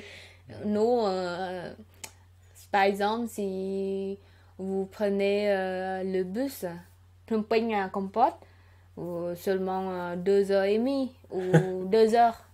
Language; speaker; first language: French; non-native, learner; Khmer